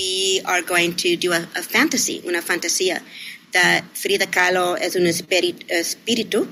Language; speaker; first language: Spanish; early bilingual, heritage; English